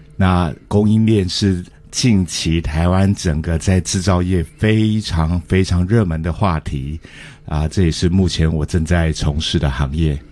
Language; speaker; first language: Chinese; native; Chinese